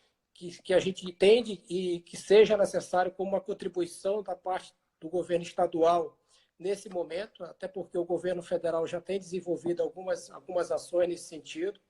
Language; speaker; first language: Portuguese; native; Portuguese